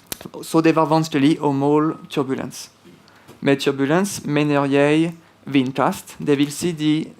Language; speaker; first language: Norwegian; non-native, fluent; French